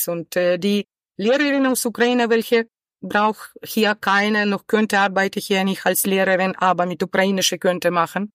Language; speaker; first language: German; non-native, learner; Ukrainian